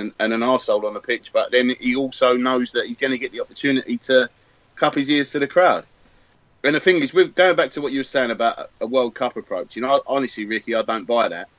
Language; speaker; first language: English; native; English